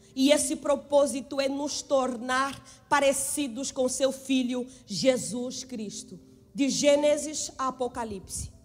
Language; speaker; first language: Portuguese; native; Portuguese